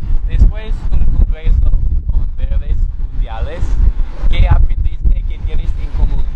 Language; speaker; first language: Spanish; non-native, learner; English